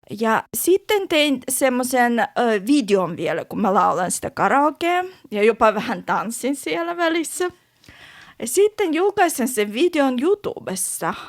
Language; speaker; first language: Finnish; non-native, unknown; Russian